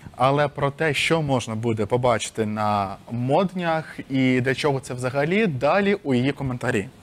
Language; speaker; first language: Ukrainian; native; Ukrainian